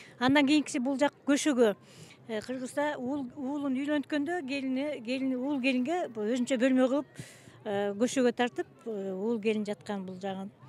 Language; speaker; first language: Kyrgyz; native; Kyrgyz